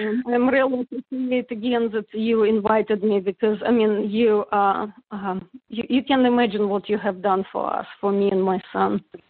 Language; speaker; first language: English; non-native, fluent; Russian